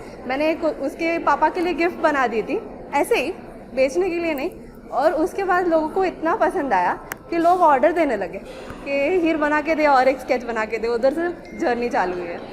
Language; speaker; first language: Hindi; native; Hindi